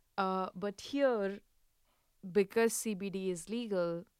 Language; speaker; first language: English; non-native, local second language; Hindi